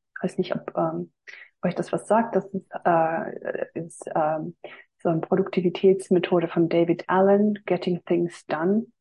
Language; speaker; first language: German; non-native, fluent; Finnish